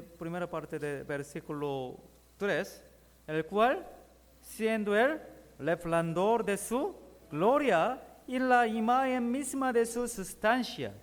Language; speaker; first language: Spanish; non-native, learner; Korean